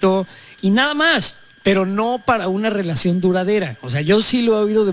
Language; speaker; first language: Spanish; native; Spanish